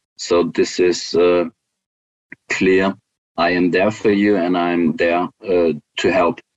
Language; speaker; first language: English; non-native, fluent; German